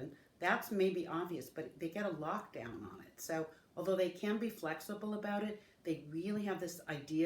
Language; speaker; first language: English; native; English